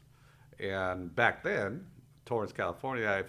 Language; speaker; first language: English; early bilingual, other home language; Spanish